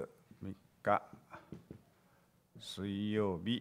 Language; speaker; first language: Japanese; non-native, fluent; Chinese